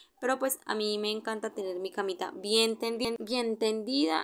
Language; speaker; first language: Spanish; native; Spanish